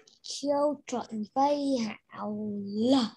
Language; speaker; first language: Chinese; non-native, learner; Vietnamese